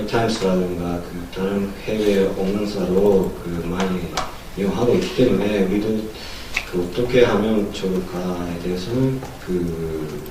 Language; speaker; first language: Korean; non-native, learner; Japanese